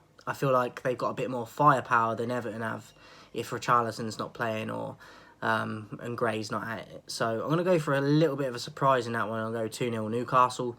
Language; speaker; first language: English; native; English